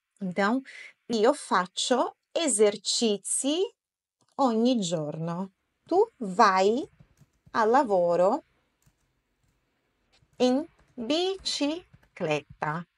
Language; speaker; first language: Italian; non-native, fluent; Portuguese